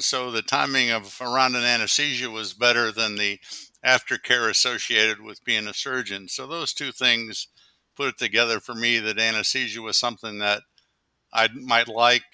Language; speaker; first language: English; native; English